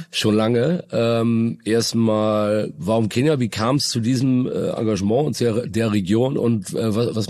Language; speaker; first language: German; native; German